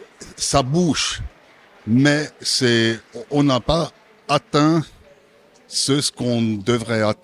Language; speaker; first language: French; non-native, local second language; German